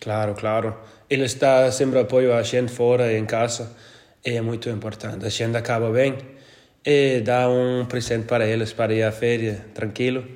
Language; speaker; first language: Portuguese; non-native, learner; Danish